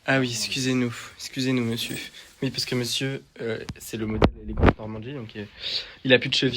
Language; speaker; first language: French; native; French